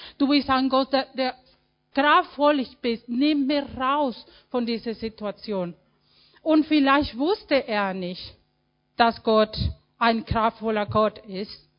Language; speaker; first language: German; non-native, fluent; Spanish